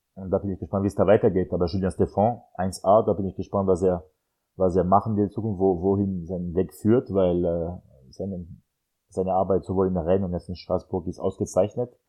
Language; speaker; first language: German; non-native, fluent; French